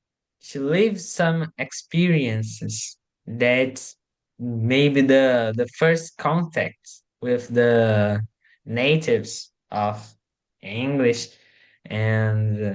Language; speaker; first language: English; non-native, learner; Portuguese